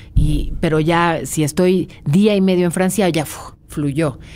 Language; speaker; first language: Spanish; native; Spanish